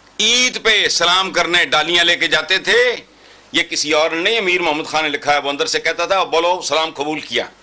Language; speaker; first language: Urdu; non-native, local second language; Punjabi